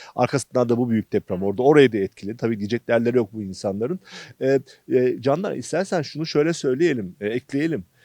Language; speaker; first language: Turkish; native; Turkish